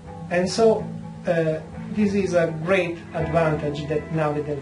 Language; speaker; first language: English; non-native, fluent; Italian